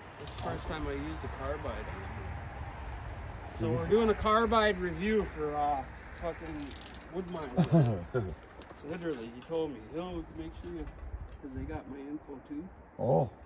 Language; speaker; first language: English; native; English